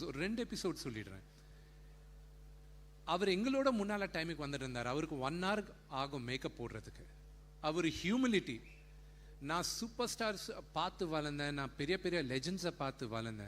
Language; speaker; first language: Tamil; non-native, local second language; Telugu